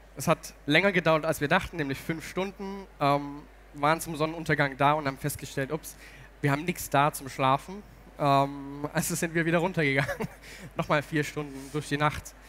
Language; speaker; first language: German; native; German